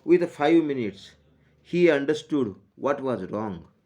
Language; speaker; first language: English; non-native, local second language; Marathi